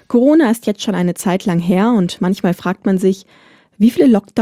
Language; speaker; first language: German; native; German